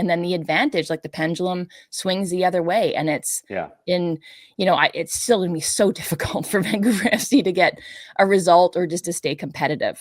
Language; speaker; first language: English; native; English